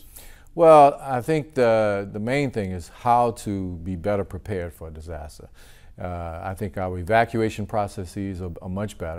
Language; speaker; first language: English; native; English